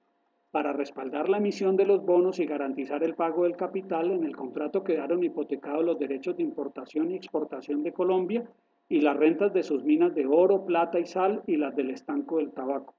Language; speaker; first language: Spanish; native; Spanish